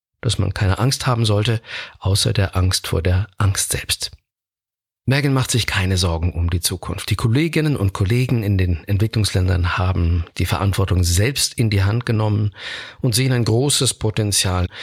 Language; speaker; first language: German; native; German